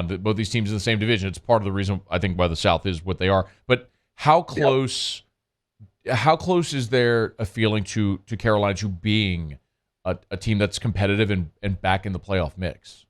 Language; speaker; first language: English; native; English